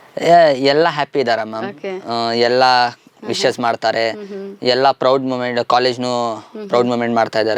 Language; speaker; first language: Kannada; non-native, local second language; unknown